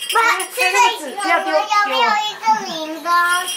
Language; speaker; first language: Chinese; early bilingual, heritage; Chinese